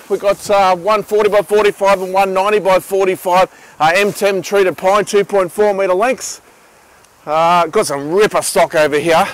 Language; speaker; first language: English; native; English